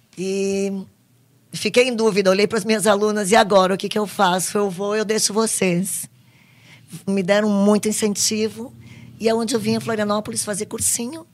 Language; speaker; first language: Portuguese; native; Portuguese